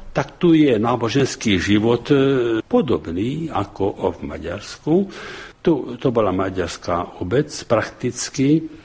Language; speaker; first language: Slovak; native; Slovak